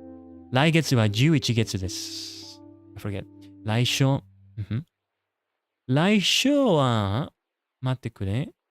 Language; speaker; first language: Japanese; non-native, learner; English